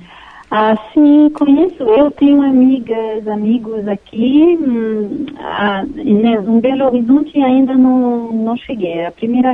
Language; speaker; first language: Portuguese; non-native, fluent; French